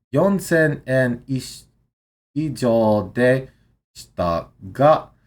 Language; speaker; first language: Japanese; non-native, learner; English